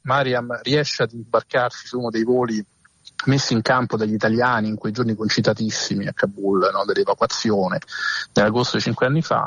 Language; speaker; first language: Italian; native; Italian